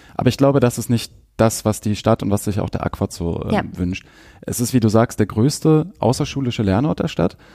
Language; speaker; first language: German; native; German